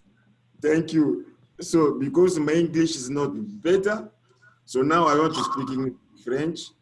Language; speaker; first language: English; non-native, learner; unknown